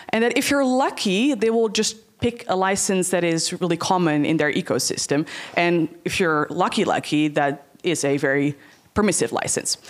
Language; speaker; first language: English; non-native, fluent; Dutch